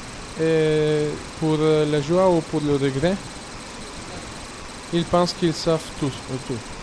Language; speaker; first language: French; non-native, fluent; Bulgarian